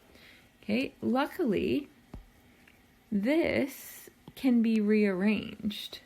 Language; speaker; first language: English; native; English